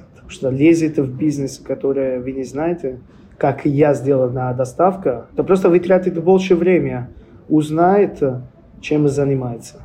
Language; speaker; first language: Russian; non-native, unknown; Italian